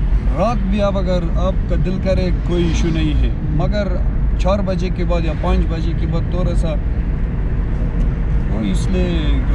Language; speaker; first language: Hindi; non-native, fluent; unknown